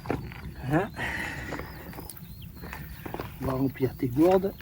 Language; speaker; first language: French; native; French